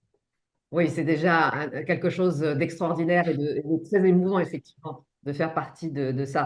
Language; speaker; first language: French; native; French